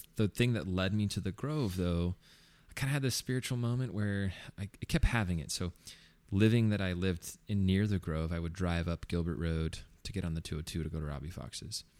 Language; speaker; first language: English; early bilingual, other home language; Spanish